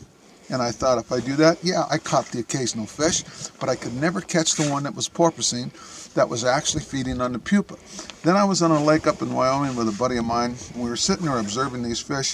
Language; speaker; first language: English; native; English